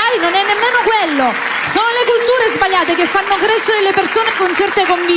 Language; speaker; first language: Italian; native; Italian